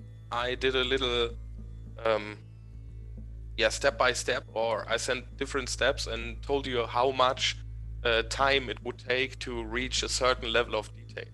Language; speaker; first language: English; non-native, fluent; German